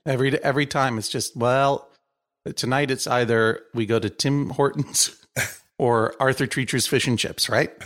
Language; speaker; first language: English; native; English